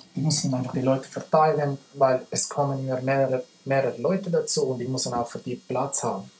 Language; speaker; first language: German; non-native, fluent; Persian